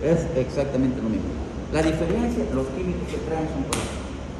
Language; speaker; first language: Spanish; native; Spanish